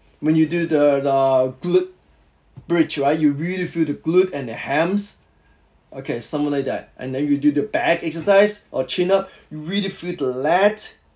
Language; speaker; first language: English; non-native, local second language; Cantonese